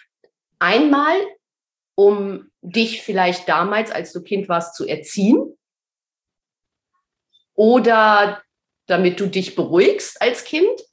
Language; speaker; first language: German; native; German